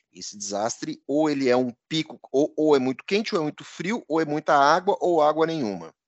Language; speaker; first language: Portuguese; native; Portuguese